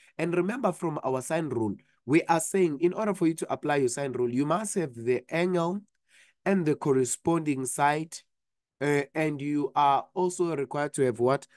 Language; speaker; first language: English; non-native, local second language; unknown